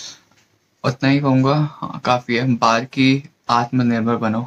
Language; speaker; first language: Hindi; native; Hindi